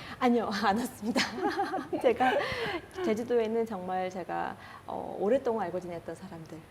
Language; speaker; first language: Korean; native; Korean